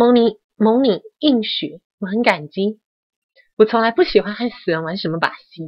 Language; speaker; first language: Chinese; native; Chinese